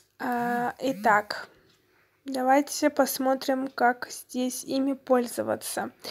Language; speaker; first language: Russian; non-native, local second language; Armenian